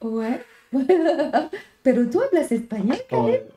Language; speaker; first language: Spanish; non-native, learner; French